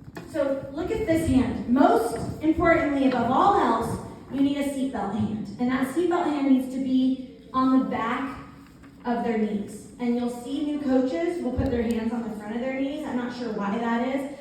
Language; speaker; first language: English; native; English